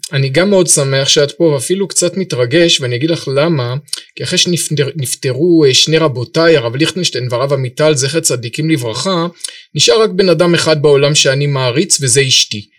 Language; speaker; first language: Hebrew; native; Hebrew